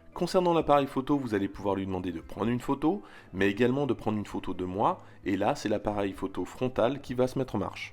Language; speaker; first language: French; native; French